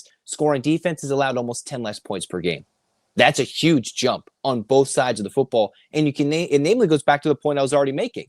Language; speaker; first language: English; native; English